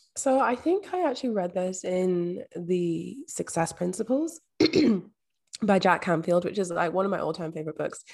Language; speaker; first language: English; native; English